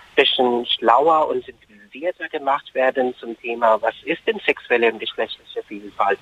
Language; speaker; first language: German; non-native, fluent; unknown